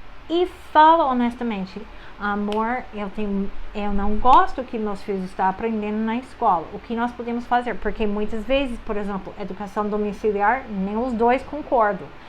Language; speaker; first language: Portuguese; non-native, fluent; English